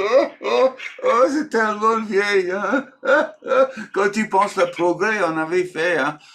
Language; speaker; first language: French; non-native, learner; English